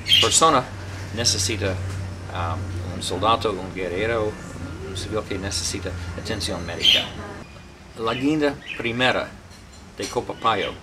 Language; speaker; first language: Spanish; non-native, learner; English